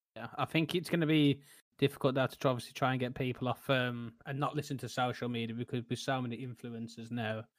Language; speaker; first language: English; native; English